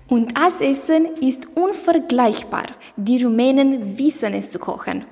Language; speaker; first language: German; non-native, learner; Romanian